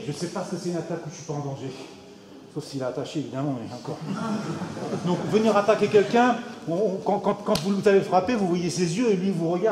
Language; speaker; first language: French; native; French